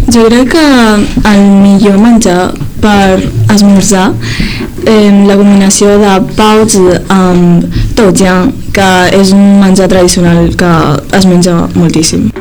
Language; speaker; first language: Catalan; early bilingual, other home language; Chinese